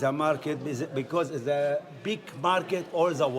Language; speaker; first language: English; non-native, learner; Arabic